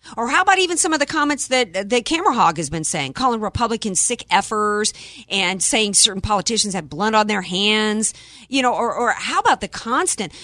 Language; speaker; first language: English; native; English